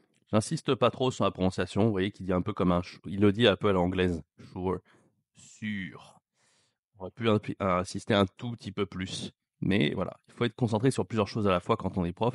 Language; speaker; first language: French; native; French